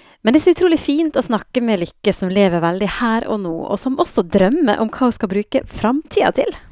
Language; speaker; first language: Norwegian; native; Norwegian